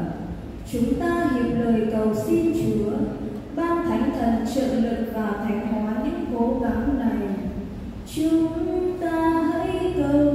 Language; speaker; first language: Vietnamese; native; Vietnamese